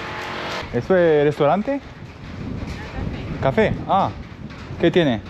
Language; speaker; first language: Spanish; non-native, learner; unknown